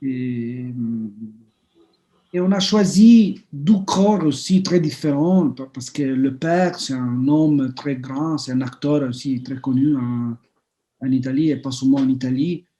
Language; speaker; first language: French; non-native, fluent; Italian